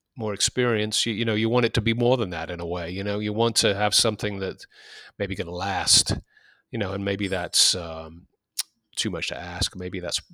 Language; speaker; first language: English; native; English